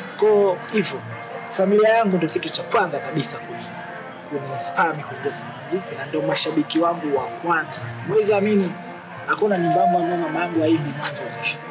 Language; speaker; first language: Swahili; native; Swahili